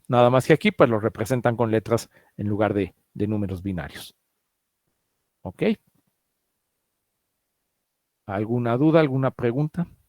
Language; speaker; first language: Spanish; native; Spanish